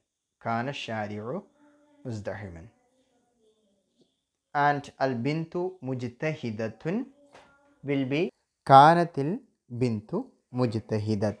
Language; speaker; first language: Arabic; non-native, fluent; Malayalam